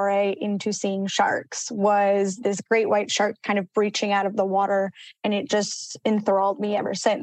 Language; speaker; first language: English; early bilingual, other home language; Spanish